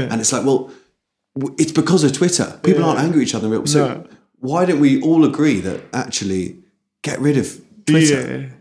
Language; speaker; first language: English; native; English